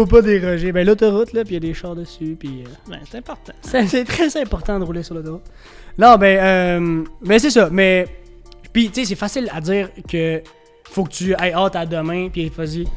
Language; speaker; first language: French; native; French